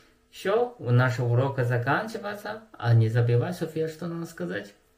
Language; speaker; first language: Russian; non-native, learner; Chinese